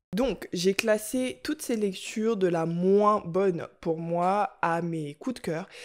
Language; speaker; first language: French; native; French